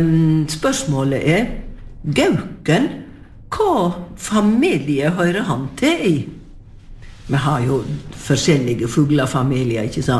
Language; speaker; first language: Norwegian; native; Norwegian